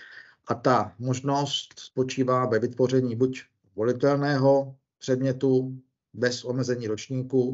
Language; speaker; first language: Czech; native; Czech